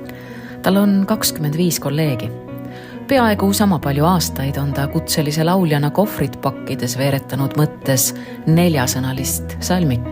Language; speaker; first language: Estonian; native; Estonian